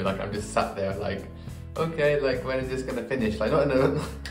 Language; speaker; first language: English; native; English